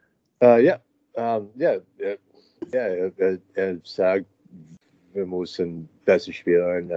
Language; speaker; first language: German; non-native, learner; English